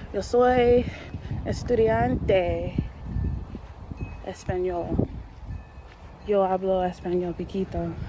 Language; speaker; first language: Spanish; non-native, learner; English